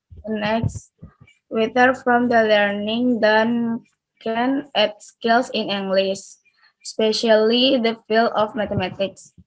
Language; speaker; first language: English; non-native, learner; Indonesian